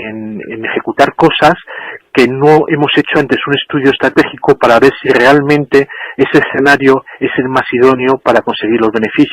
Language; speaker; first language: Spanish; native; Spanish